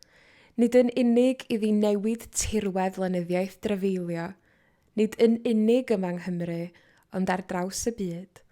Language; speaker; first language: Welsh; native; Welsh